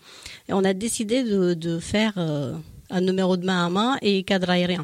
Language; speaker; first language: French; native; French